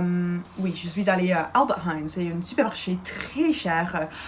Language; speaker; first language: French; non-native, learner; Dutch